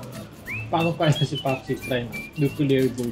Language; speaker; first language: Filipino; non-native, learner; Korean